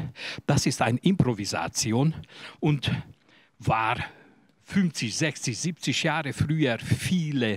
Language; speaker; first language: German; non-native, learner; Hungarian